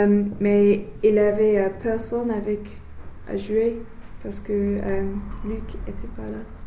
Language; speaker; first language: French; non-native, learner; English